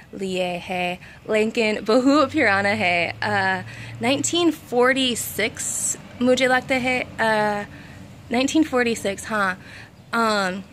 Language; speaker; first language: Hindi; non-native, learner; English